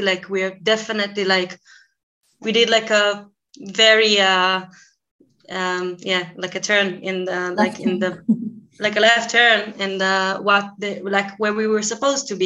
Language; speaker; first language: English; non-native, fluent; Hebrew